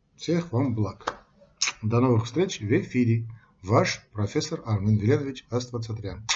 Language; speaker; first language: Russian; non-native, local second language; Armenian